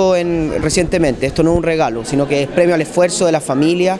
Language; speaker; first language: Spanish; native; Spanish